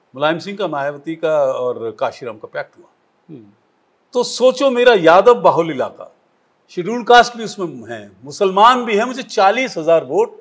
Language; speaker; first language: Hindi; native; Hindi